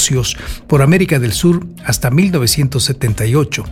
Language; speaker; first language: Spanish; native; Spanish